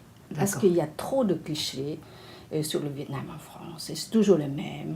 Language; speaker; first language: French; non-native, fluent; Vietnamese